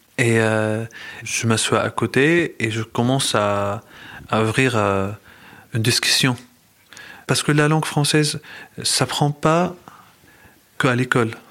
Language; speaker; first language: French; non-native, fluent; Arabic